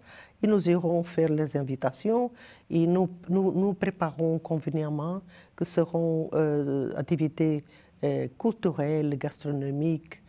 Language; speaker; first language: French; non-native, learner; Portuguese